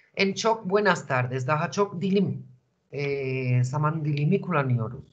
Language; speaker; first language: Turkish; non-native, fluent; Spanish